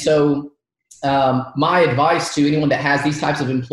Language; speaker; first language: English; early bilingual, other home language; Arabic